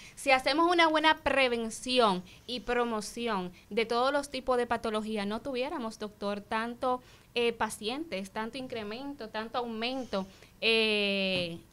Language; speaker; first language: Spanish; native; Spanish